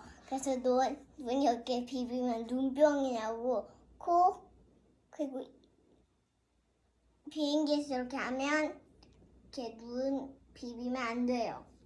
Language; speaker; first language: Korean; early bilingual, heritage; Korean